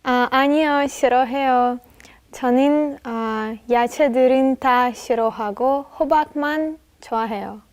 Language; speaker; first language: Korean; non-native, learner; Russian